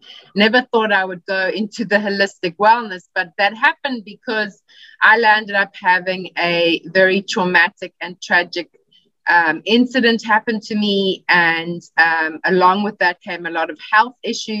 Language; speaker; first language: English; native; English